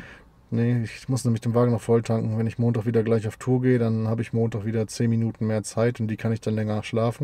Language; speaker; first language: German; native; German